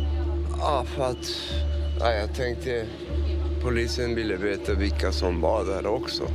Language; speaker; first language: Swedish; non-native, fluent; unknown